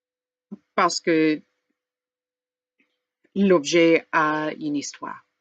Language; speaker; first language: French; non-native, learner; English